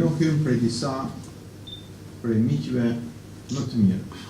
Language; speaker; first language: Albanian; native; Albanian